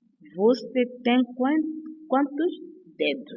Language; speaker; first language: Portuguese; non-native, learner; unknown